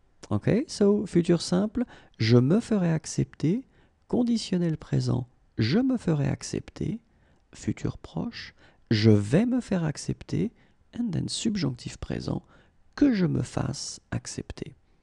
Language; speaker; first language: French; native; French